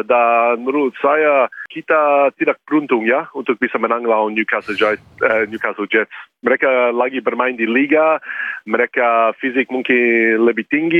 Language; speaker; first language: Indonesian; non-native, fluent; English